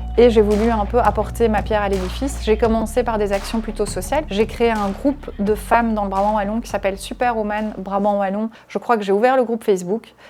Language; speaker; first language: French; early bilingual, other home language; Arabic